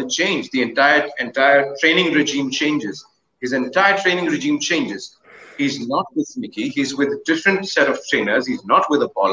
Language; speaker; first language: English; non-native, local second language; Hindi